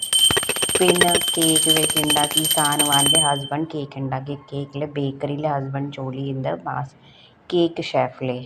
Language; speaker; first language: Malayalam; non-native, learner; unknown